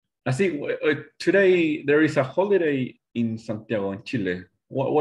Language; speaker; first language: English; non-native, learner; Spanish